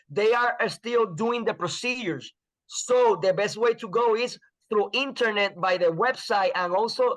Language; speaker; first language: English; non-native, fluent; Spanish